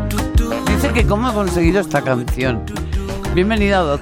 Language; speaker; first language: Spanish; native; Spanish